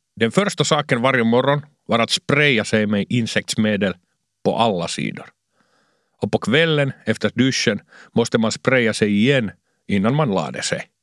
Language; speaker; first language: Swedish; non-native, local second language; Finnish